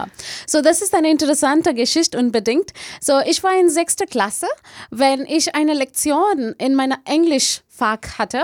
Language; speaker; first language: German; non-native, learner; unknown